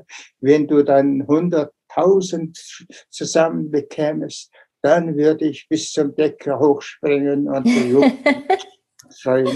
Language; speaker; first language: German; non-native, fluent; Tuvinian